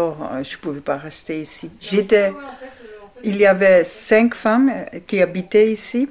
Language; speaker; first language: French; non-native, fluent; Dutch